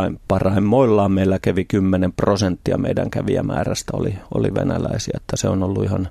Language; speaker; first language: Finnish; native; Finnish